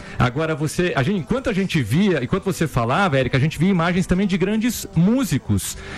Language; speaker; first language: Portuguese; native; Portuguese